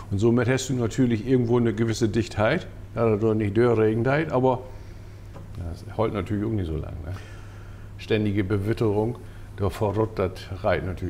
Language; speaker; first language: German; native; German